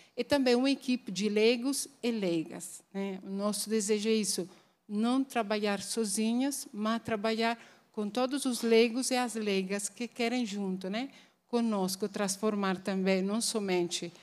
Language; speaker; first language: Portuguese; non-native, fluent; Italian